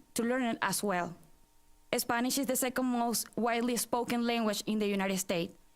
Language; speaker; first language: English; non-native, fluent; Spanish